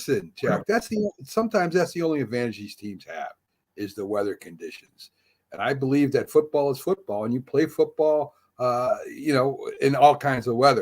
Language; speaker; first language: English; native; English